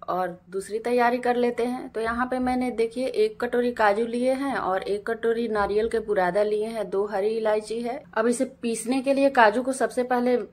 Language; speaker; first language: Hindi; native; Hindi